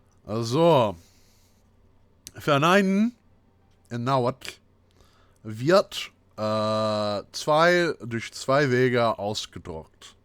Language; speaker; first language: German; non-native, fluent; English